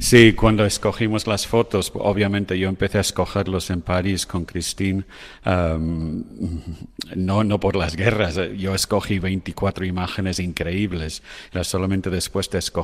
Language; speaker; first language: Spanish; non-native, fluent; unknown